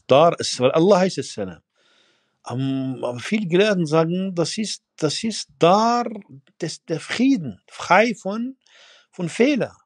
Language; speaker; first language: German; non-native, fluent; Arabic